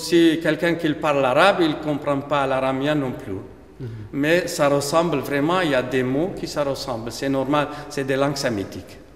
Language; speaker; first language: French; non-native, fluent; Aramaic